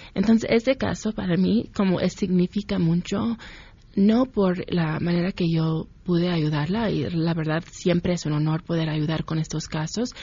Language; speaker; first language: Spanish; early bilingual, heritage; Spanish